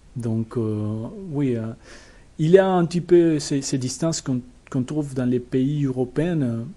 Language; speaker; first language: French; non-native, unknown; Spanish